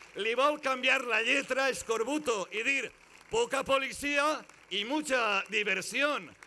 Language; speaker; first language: Spanish; non-native, local second language; Catalan